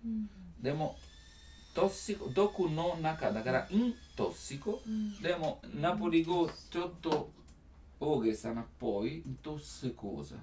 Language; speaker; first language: Japanese; non-native, learner; Italian